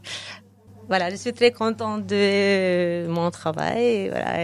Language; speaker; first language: French; non-native, fluent; Ukrainian